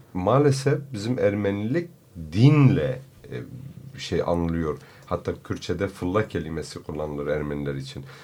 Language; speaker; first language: Turkish; non-native, local second language; Kurdish